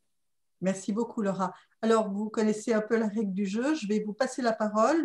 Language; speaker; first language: French; native; French